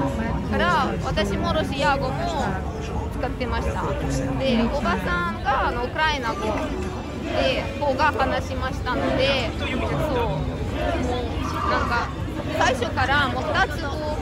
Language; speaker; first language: Japanese; non-native, learner; Russian